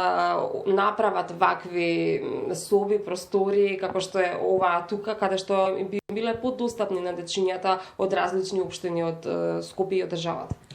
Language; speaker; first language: Macedonian; native; Macedonian